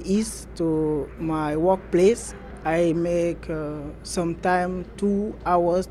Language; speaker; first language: English; non-native, learner; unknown